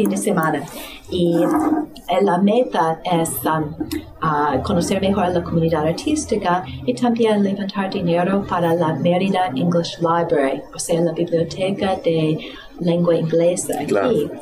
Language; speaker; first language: Spanish; non-native, fluent; English